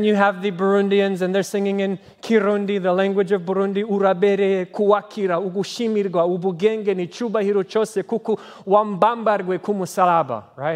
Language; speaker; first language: English; native; English